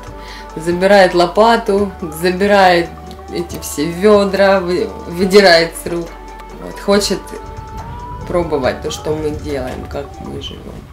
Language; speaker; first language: Russian; non-native, local second language; Ukrainian